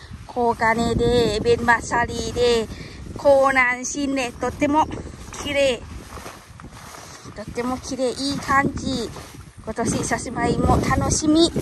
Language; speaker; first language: Japanese; non-native, learner; Lao